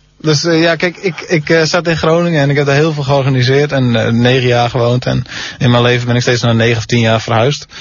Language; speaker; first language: Dutch; non-native, local second language; Western Frisian